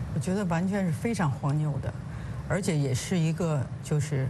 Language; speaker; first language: Chinese; native; Chinese